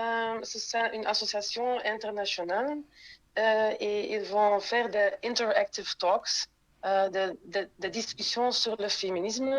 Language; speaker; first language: French; non-native, local second language; Dutch